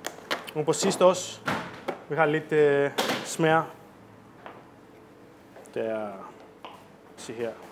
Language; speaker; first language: Danish; non-native, fluent; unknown